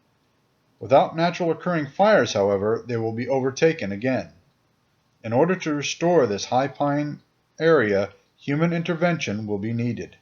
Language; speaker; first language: English; native; English